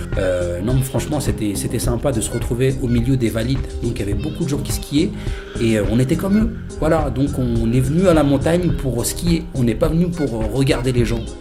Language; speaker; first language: French; native; French